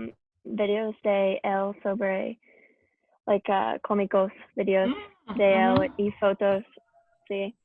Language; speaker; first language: Spanish; non-native, learner; English